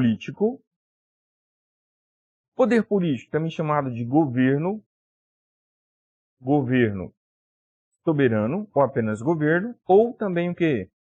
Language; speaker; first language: Portuguese; native; Portuguese